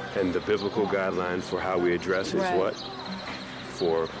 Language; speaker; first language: English; native; English